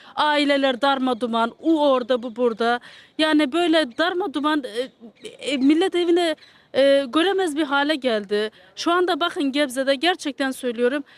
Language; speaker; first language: Turkish; native; Turkish